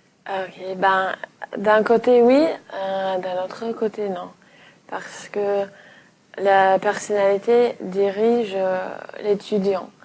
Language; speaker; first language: French; non-native, fluent; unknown